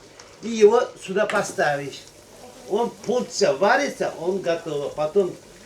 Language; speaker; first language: Russian; non-native, fluent; Uzbek